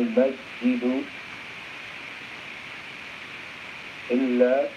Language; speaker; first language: Arabic; non-native, learner; English